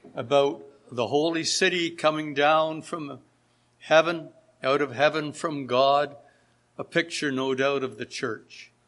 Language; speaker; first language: English; native; English